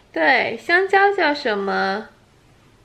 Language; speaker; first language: Chinese; native; Chinese